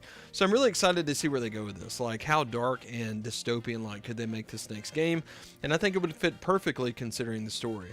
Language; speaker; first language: English; native; English